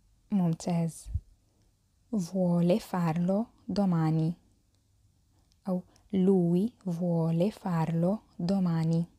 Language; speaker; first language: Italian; non-native, fluent; Arabic